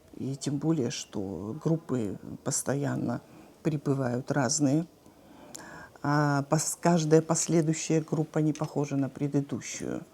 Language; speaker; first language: Russian; non-native, local second language; Abkhazian